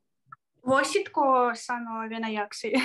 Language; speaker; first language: Finnish; non-native, learner; Russian